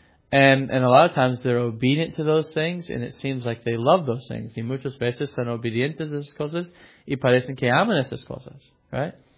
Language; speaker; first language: English; native; English